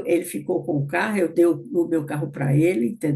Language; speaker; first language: Portuguese; native; Portuguese